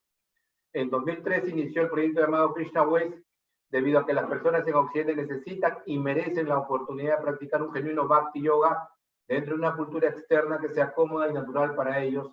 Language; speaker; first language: Spanish; native; Spanish